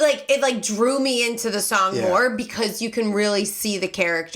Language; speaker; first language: English; native; English